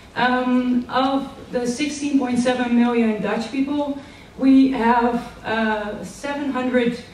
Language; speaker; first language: English; non-native, fluent; Dutch